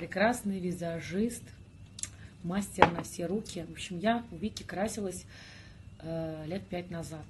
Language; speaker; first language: Russian; native; Russian